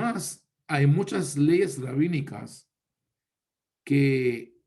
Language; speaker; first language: Spanish; non-native, fluent; Hebrew